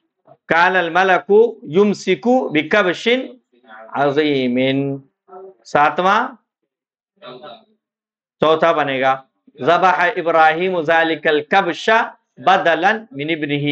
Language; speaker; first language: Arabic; non-native, fluent; Urdu